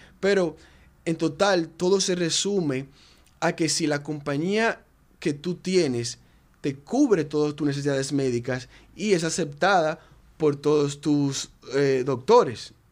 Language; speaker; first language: Spanish; native; Spanish